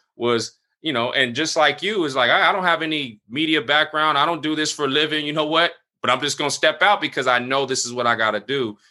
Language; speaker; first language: English; native; English